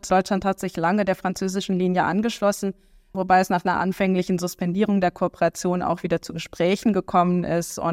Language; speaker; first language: German; native; German